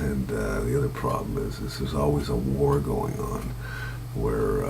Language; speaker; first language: English; native; English